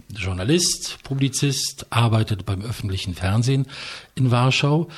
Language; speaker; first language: German; non-native, fluent; Polish